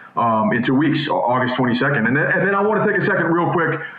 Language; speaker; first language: English; native; English